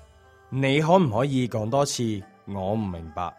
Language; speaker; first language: Cantonese; non-native, learner; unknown